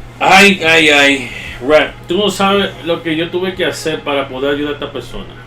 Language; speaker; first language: Spanish; early bilingual, heritage; Spanish